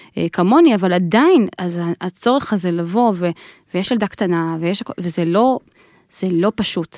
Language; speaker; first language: Hebrew; native; Hebrew